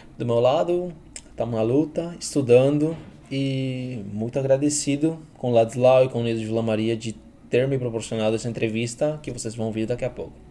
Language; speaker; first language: Portuguese; early bilingual, other home language; Spanish